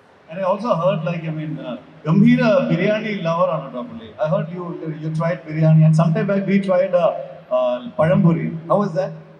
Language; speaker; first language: English; non-native, local second language; Malayalam